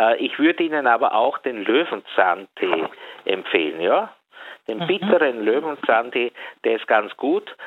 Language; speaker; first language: German; native; German